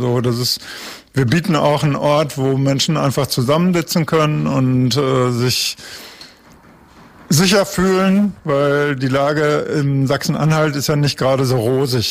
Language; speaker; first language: German; native; German